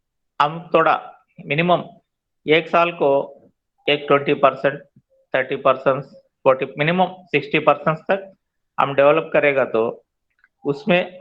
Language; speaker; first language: Hindi; non-native, local second language; Telugu